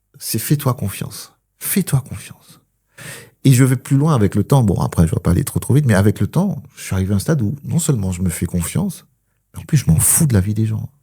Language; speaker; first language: French; early bilingual, other home language; Spanish